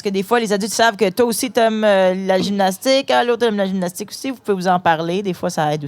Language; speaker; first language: French; native; French